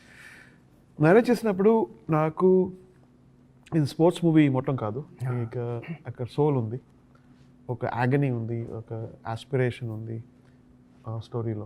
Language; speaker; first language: Telugu; non-native, learner; Tamil